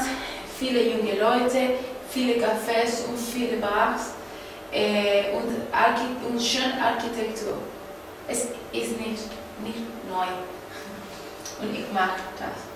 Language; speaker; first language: German; non-native, fluent; Spanish